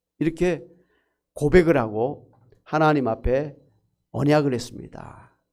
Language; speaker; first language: Korean; native; Korean